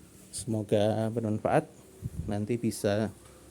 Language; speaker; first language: Indonesian; native; Indonesian